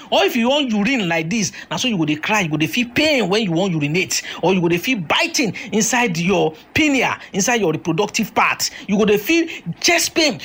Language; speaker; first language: Nigerian Pidgin; native; Nigerian Pidgin